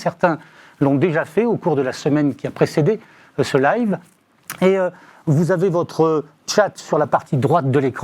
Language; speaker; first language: French; native; French